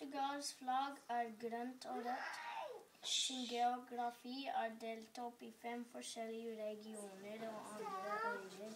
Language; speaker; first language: Norwegian; early bilingual, other home language; English